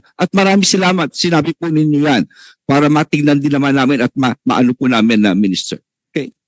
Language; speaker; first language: Filipino; native; Filipino